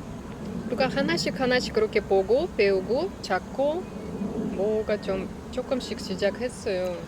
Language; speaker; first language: Korean; non-native, learner; Russian